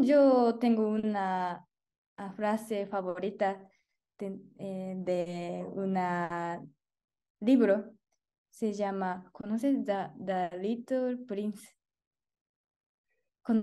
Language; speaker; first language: Spanish; non-native, learner; Japanese